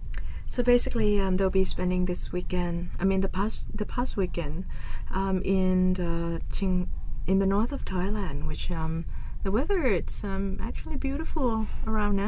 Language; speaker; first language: English; non-native, fluent; Thai